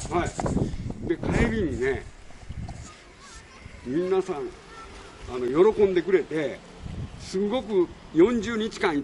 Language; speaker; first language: Japanese; native; Japanese